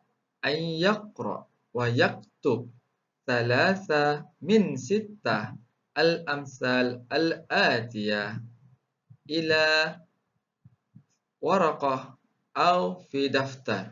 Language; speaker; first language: Arabic; non-native, fluent; Malay